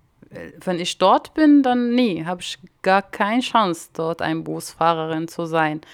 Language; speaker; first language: German; non-native, learner; Arabic